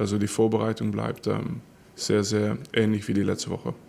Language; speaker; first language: German; non-native, fluent; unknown